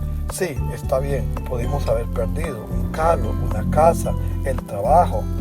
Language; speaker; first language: Spanish; native; Spanish